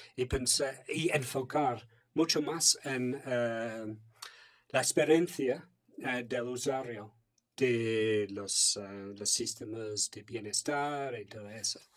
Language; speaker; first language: Spanish; non-native, fluent; English